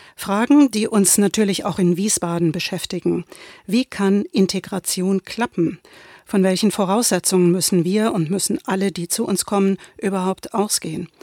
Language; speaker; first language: German; native; German